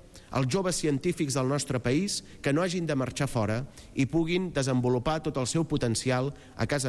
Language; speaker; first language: Catalan; native; Catalan